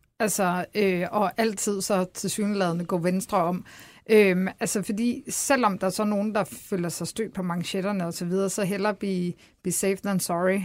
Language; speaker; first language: Danish; early bilingual, other home language; Polish